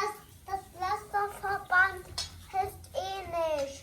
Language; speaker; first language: German; early bilingual, other home language; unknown